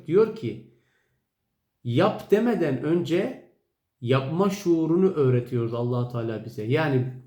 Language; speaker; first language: Turkish; native; Turkish